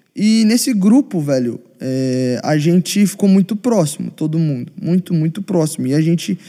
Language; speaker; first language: Portuguese; native; Portuguese